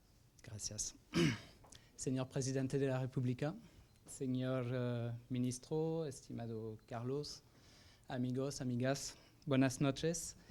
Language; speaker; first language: Spanish; non-native, fluent; French